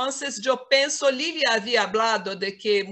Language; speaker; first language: Spanish; non-native, fluent; Portuguese